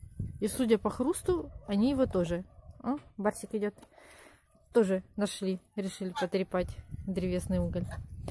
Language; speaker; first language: Russian; native; Russian